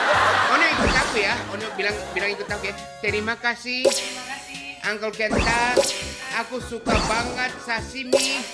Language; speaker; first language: Indonesian; non-native, fluent; Japanese